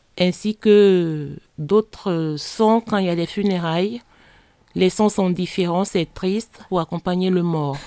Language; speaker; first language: French; non-native, local second language; Susu